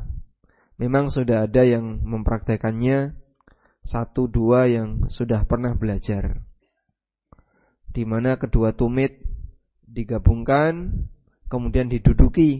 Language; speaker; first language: Indonesian; native; Indonesian